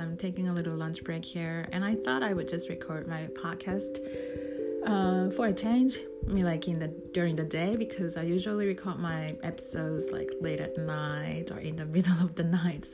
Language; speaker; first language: English; non-native, fluent; Japanese